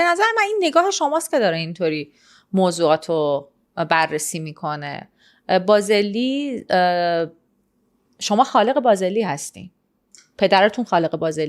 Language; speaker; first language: Persian; native; Persian